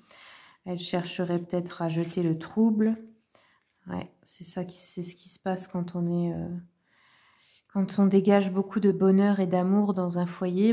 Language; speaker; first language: French; native; French